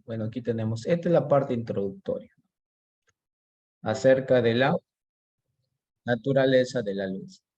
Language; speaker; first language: Spanish; native; Spanish